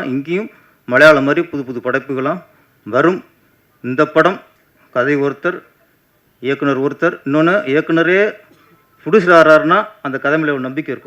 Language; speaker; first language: Tamil; native; Tamil